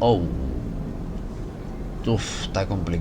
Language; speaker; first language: Spanish; native; Spanish